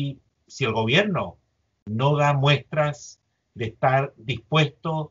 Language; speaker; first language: Spanish; native; Spanish